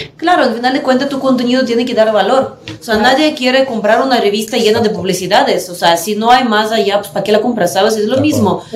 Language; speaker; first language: Spanish; non-native, fluent; Russian